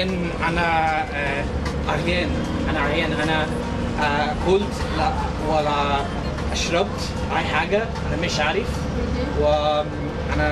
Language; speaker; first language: Arabic; non-native, learner; English